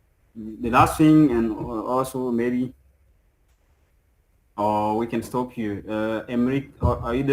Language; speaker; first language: English; non-native, fluent; French